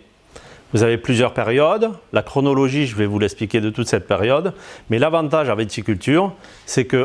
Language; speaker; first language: French; native; French